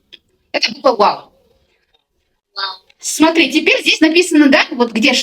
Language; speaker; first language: Russian; non-native, local second language; Kazakh